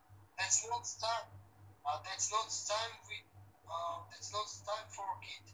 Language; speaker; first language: English; non-native, learner; Romany